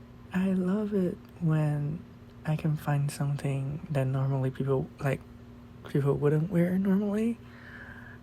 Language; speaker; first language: English; non-native, fluent; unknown